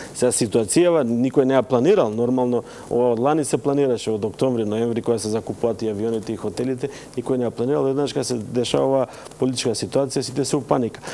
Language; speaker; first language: Macedonian; native; Macedonian